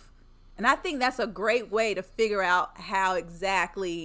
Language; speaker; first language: English; native; English